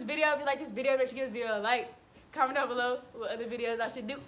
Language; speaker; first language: English; native; English